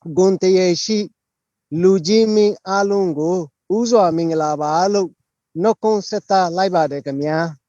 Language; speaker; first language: Burmese; native; Burmese